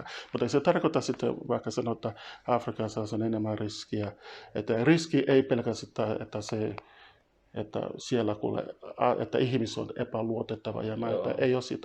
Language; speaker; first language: Finnish; non-native, fluent; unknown